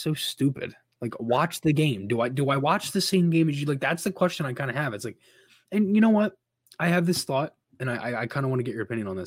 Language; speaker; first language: English; native; English